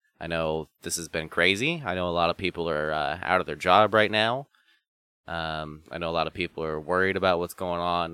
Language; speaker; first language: English; native; English